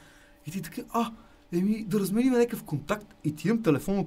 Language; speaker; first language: Bulgarian; native; Bulgarian